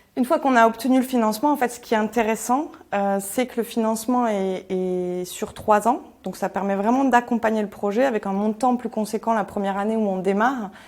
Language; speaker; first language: French; native; French